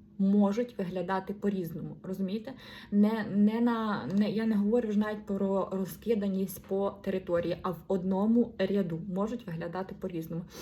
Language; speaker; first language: Ukrainian; non-native, local second language; Russian